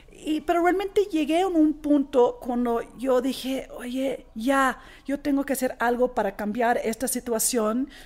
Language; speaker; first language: Spanish; non-native, fluent; English